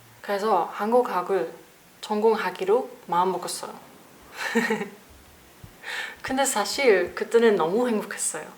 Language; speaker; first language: Korean; non-native, learner; German